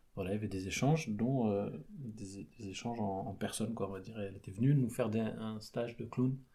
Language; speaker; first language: French; native; French